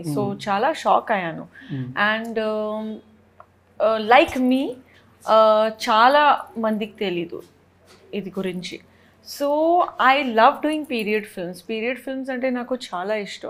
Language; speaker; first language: Telugu; non-native, fluent; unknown